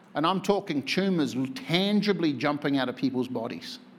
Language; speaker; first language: English; native; English